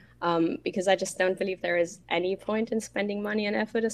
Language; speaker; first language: English; non-native, fluent; German